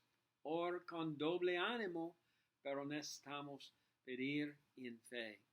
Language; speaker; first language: Spanish; non-native, learner; English